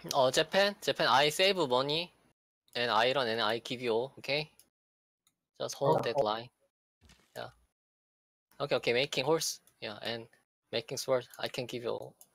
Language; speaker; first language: English; non-native, learner; Korean